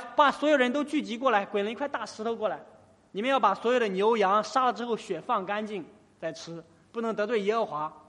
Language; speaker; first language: Chinese; native; Chinese